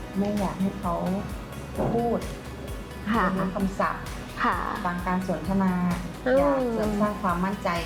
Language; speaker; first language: Thai; native; Thai